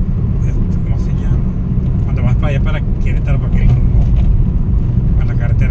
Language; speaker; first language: Spanish; native; Spanish